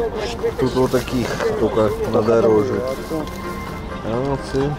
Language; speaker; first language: Russian; native; Russian